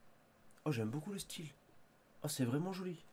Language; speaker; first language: French; native; French